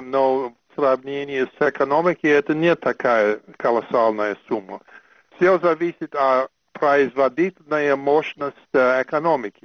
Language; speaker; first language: Russian; non-native, fluent; English